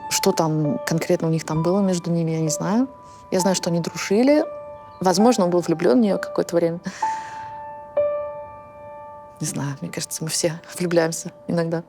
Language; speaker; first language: Russian; native; Russian